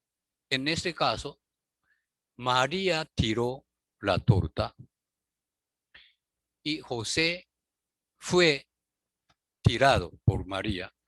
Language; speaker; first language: Spanish; non-native, learner; Japanese